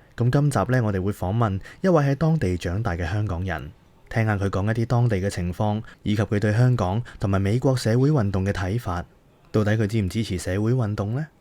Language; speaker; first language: Cantonese; native; Cantonese